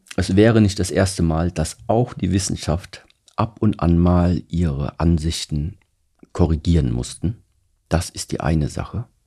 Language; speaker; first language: German; early bilingual, other home language; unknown